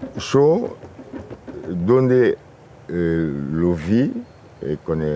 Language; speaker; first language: Spanish; non-native, fluent; Lingala